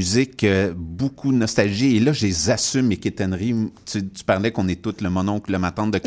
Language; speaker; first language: French; native; French